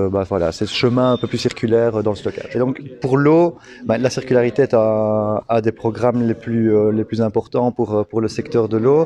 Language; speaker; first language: French; native; French